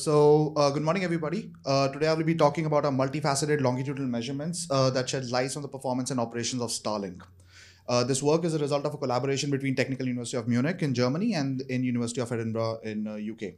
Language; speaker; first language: English; non-native, fluent; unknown